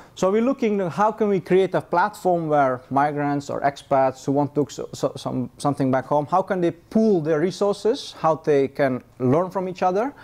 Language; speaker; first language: English; non-native, fluent; Persian